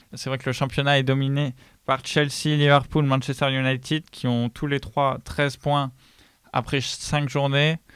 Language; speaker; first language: French; native; French